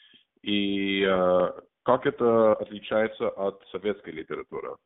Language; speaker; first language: Russian; non-native, learner; English